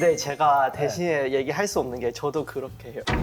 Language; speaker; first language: Korean; non-native, fluent; Chinese